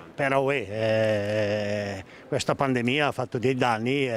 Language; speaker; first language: Italian; native; Italian